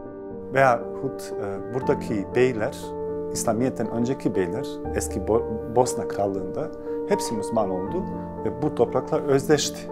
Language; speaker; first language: Turkish; non-native, fluent; Bosnian